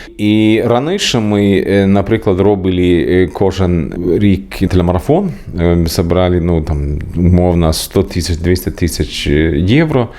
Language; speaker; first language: Ukrainian; non-native, learner; Swedish